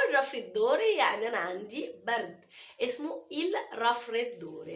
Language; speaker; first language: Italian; non-native, fluent; Arabic